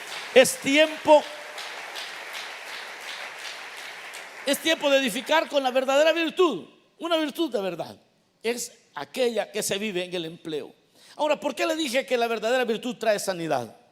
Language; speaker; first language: Spanish; native; Spanish